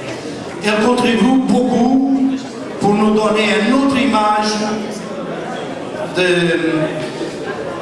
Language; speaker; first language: French; non-native, fluent; Portuguese